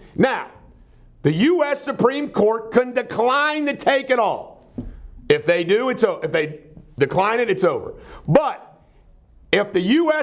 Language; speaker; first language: English; native; English